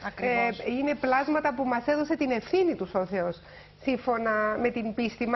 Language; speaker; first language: Greek; native; Greek